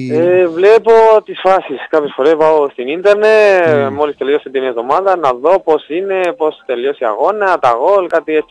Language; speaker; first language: Greek; non-native, learner; Spanish